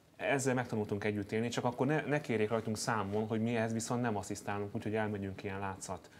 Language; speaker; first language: Hungarian; native; Hungarian